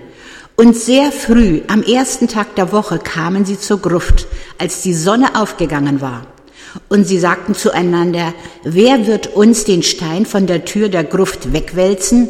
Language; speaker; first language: German; native; German